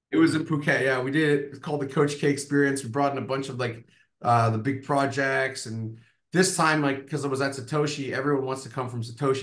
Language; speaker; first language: English; native; English